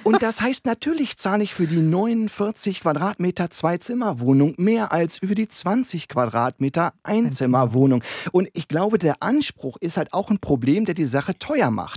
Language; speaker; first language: German; native; German